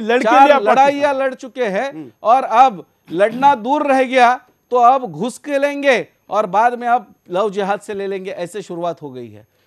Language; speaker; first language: Hindi; native; Hindi